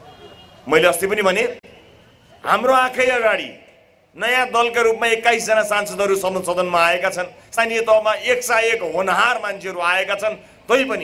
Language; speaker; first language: Nepali; native; Nepali